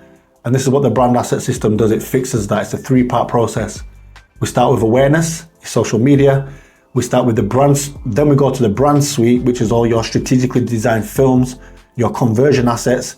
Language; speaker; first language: English; native; English